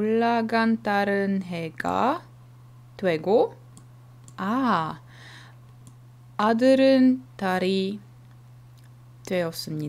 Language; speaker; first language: Korean; non-native, learner; Czech